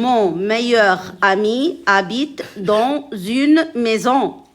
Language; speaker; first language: French; non-native, local second language; Arabic